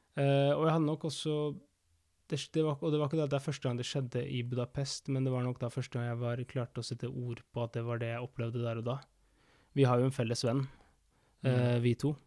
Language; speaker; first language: Norwegian; early bilingual, other home language; Spanish